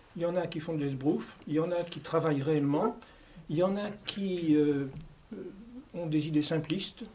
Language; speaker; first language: French; native; French